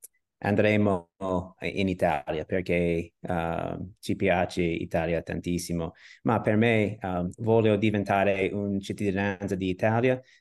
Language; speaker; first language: Italian; non-native, learner; English